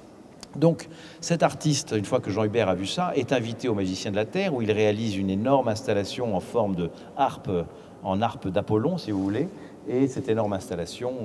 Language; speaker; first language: French; native; French